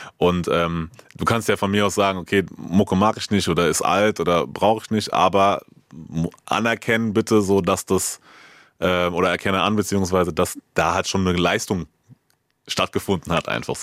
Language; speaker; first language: German; native; German